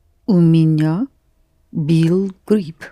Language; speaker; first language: Russian; non-native, learner; English